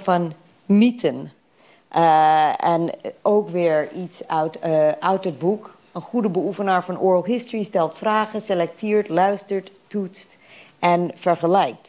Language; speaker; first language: Dutch; non-native, fluent; English